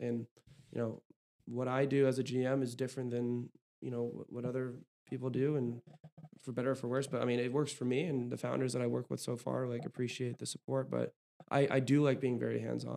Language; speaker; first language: English; native; English